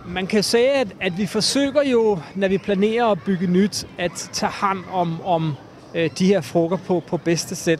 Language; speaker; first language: Swedish; native; Swedish